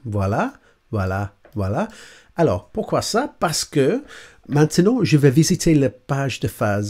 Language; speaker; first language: French; non-native, learner; English